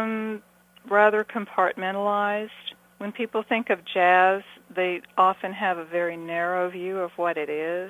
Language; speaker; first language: English; native; English